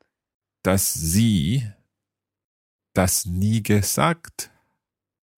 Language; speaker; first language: German; non-native, learner; English